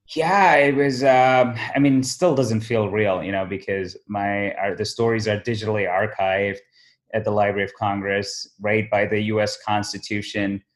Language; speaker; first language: English; early bilingual, other home language; Somali